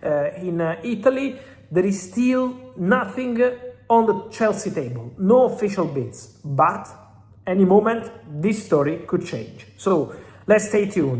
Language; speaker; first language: English; non-native, fluent; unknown